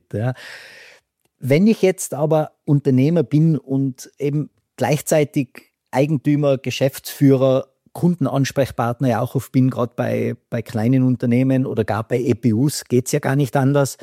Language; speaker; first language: German; native; German